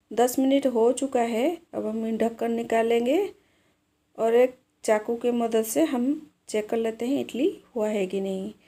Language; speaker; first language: Hindi; native; Hindi